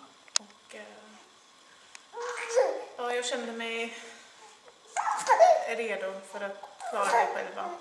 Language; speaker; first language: Swedish; non-native, fluent; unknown